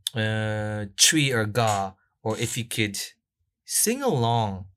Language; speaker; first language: English; non-native, local second language; Korean